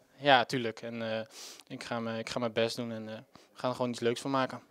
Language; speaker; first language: Dutch; native; Dutch